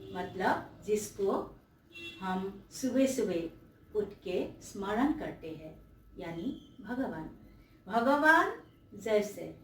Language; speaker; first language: Hindi; non-native, local second language; Assamese